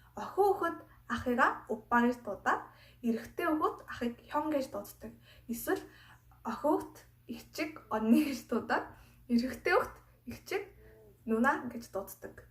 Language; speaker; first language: Mongolian; non-native, fluent; Korean